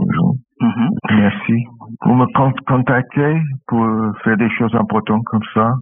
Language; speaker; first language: French; non-native, learner; English